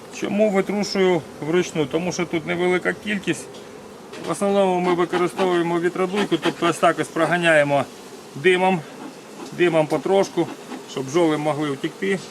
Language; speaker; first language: Ukrainian; non-native, local second language; Russian